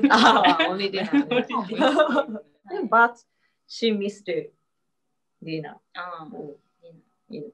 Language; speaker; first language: English; non-native, learner; Japanese